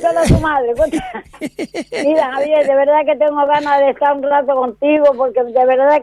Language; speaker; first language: Spanish; native; Spanish